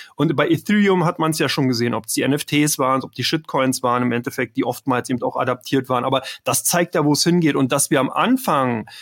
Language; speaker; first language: German; native; German